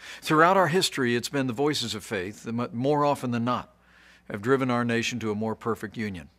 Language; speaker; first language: English; native; English